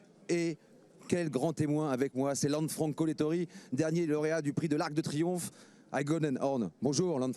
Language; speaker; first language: French; native; French